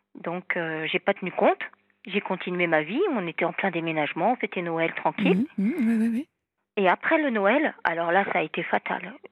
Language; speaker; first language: French; native; French